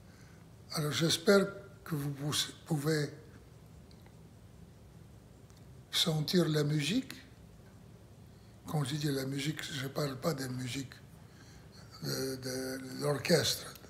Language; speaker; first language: French; non-native, learner; Russian